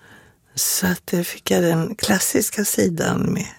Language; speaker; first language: Swedish; native; Swedish